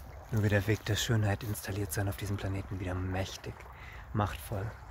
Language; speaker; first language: German; native; German